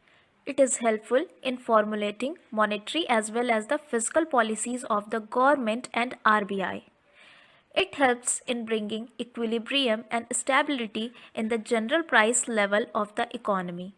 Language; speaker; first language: English; non-native, local second language; Hindi